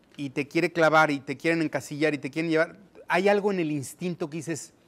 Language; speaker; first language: Spanish; native; Spanish